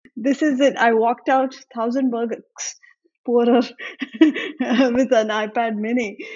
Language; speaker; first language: English; non-native, local second language; Marathi